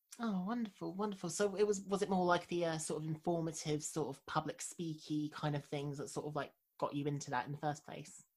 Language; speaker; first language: English; native; English